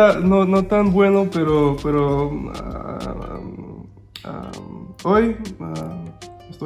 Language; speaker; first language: Spanish; non-native, learner; English